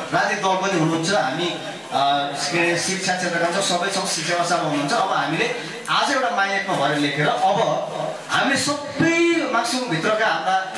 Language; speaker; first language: Nepali; non-native, local second language; Limbu